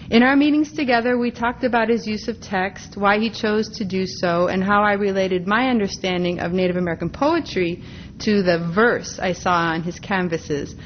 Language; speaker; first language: English; native; English